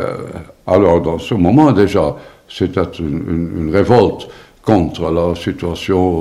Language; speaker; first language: French; non-native, fluent; Dutch